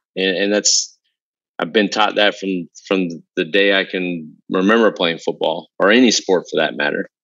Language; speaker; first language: English; native; English